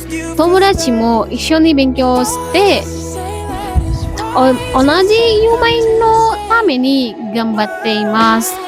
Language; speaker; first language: Japanese; non-native, learner; Indonesian